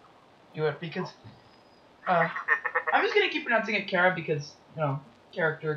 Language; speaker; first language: English; native; English